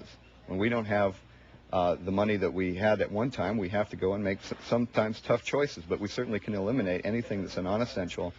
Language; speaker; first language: English; native; English